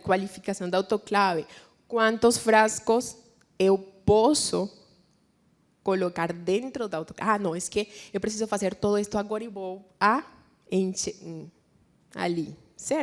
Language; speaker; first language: Portuguese; non-native, fluent; Spanish